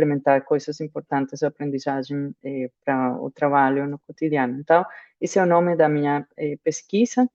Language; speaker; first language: Portuguese; non-native, fluent; Spanish